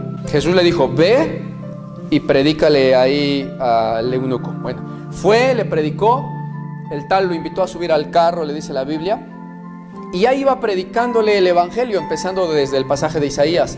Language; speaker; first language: Spanish; native; Spanish